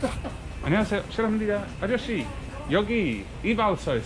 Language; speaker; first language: Korean; non-native, learner; English